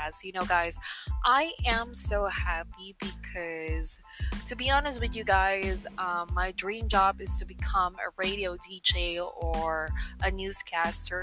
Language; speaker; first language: English; non-native, local second language; Filipino